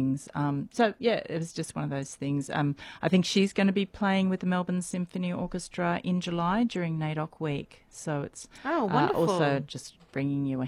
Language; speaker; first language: English; native; English